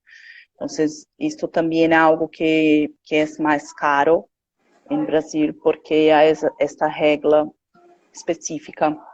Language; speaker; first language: Spanish; non-native, learner; Portuguese